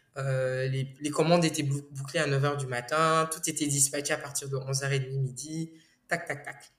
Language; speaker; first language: French; non-native, local second language; Bambara